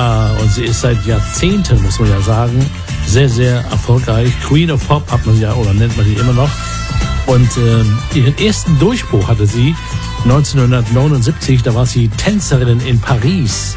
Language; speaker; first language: German; native; German